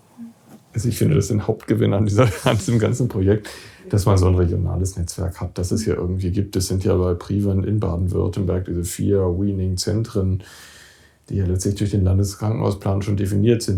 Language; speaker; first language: German; native; German